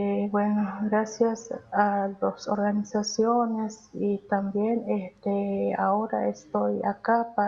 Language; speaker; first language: Spanish; non-native, local second language; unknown